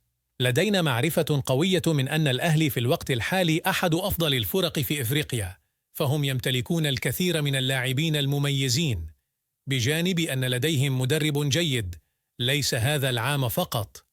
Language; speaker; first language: Arabic; native; Arabic